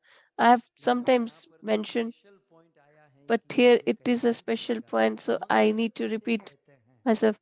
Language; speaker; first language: English; non-native, local second language; Hindi